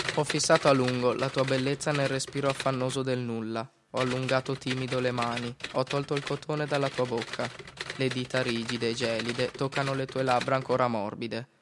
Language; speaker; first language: Italian; native; Italian